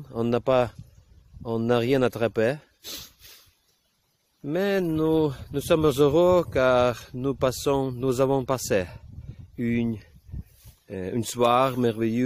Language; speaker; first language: French; non-native, learner; Ukrainian